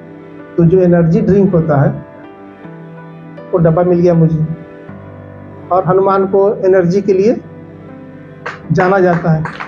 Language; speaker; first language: Hindi; native; Hindi